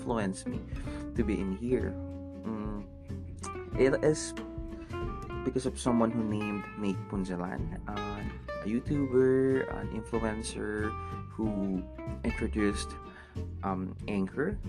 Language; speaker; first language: English; non-native, local second language; Filipino